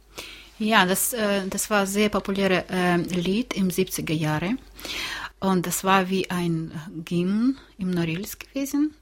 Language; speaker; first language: German; non-native, learner; Russian